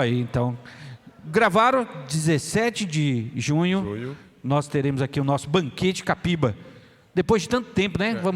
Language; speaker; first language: Portuguese; native; Portuguese